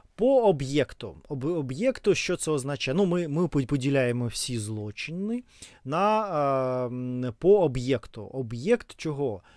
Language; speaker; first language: Ukrainian; non-native, local second language; Russian